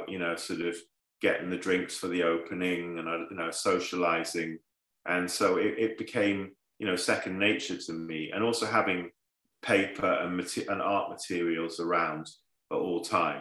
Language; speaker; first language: English; native; English